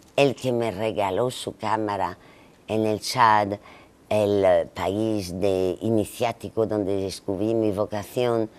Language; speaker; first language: Spanish; native; Spanish